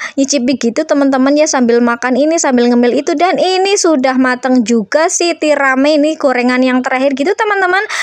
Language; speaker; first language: Indonesian; non-native, local second language; Javanese